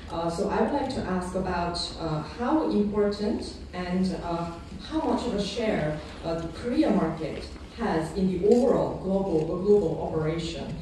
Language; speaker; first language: English; non-native, fluent; Korean